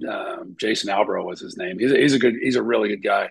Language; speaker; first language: English; native; English